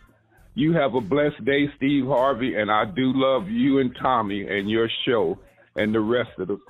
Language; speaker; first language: English; native; English